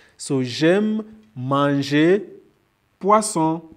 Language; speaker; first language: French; non-native, learner; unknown